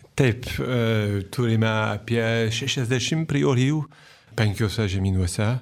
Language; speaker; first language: Lithuanian; non-native, fluent; French